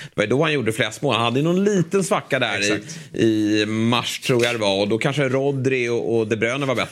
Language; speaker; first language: Swedish; native; Swedish